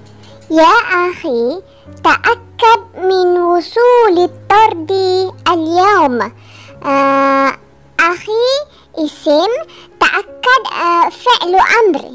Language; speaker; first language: Arabic; non-native, learner; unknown